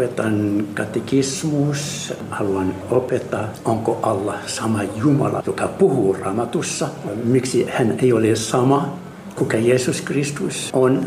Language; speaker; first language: Finnish; non-native, fluent; Arabic